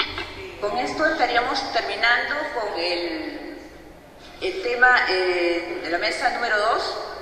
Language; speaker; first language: Spanish; native; Spanish